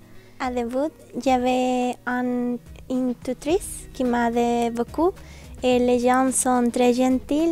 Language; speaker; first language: French; non-native, learner; Spanish